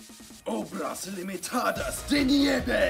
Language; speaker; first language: Spanish; non-native, learner; English